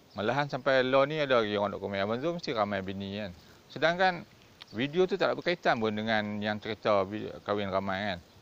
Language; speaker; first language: Malay; native; Malay